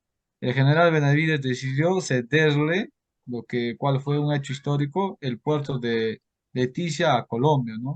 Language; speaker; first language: Spanish; native; Spanish